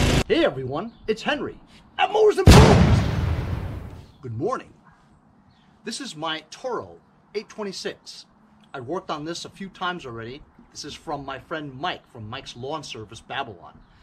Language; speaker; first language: English; native; English